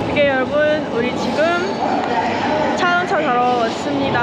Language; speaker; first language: Korean; non-native, learner; Uzbek